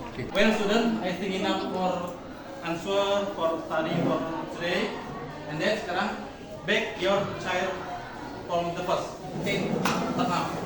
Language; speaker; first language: English; non-native, learner; Indonesian